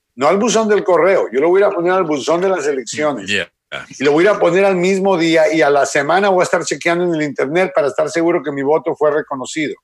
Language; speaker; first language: Spanish; native; Spanish